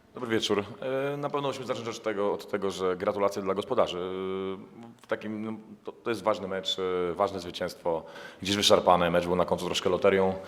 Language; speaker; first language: Polish; native; Polish